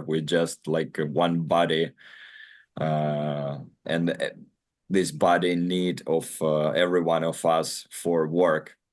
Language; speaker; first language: English; non-native, learner; Russian